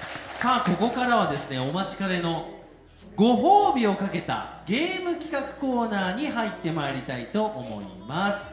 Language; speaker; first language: Japanese; native; Japanese